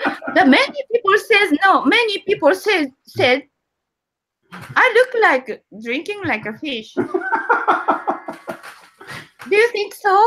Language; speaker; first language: English; non-native, learner; Japanese